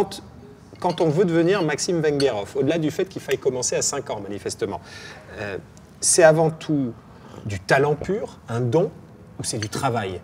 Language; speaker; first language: French; native; French